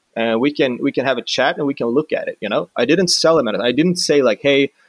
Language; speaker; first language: English; non-native, fluent; Swedish